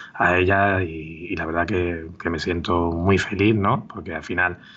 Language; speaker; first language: Spanish; native; Spanish